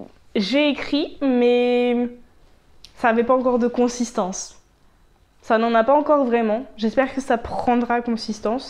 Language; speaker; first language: French; native; French